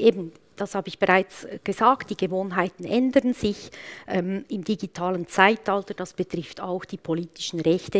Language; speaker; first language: German; native; German